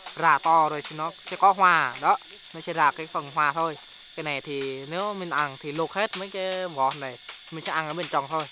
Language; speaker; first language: Vietnamese; non-native, local second language; Jarai